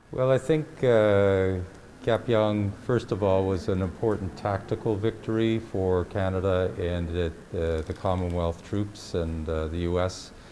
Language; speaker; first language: English; native; English